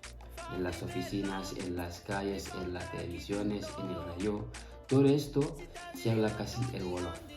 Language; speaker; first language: Spanish; non-native, fluent; Fula